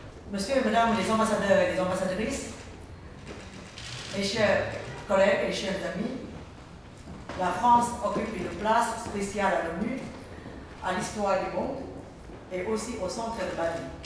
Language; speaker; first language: French; non-native, fluent; Chinese